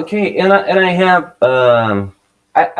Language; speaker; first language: English; non-native, learner; Portuguese